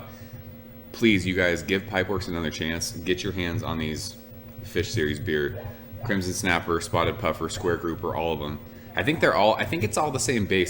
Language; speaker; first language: English; native; English